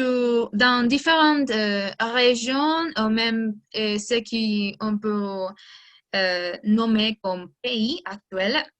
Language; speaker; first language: French; non-native, learner; Spanish